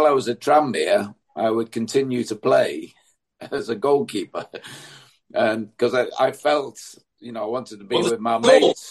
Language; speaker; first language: English; native; English